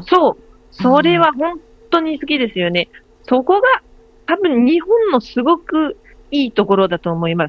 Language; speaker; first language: Japanese; non-native, learner; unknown